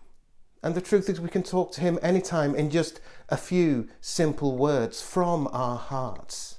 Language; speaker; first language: English; native; English